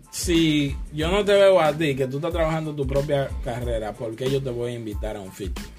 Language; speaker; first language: Spanish; native; Spanish